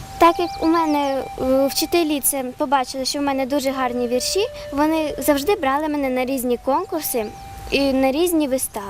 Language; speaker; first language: Ukrainian; non-native, local second language; Russian